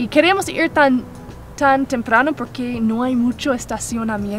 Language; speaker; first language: Spanish; non-native, learner; English